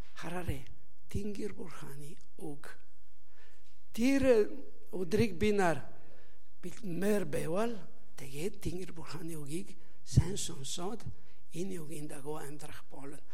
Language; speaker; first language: Mongolian; non-native, learner; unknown